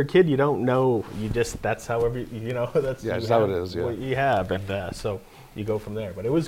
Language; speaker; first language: English; native; English